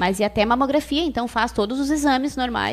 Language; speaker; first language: Portuguese; native; Portuguese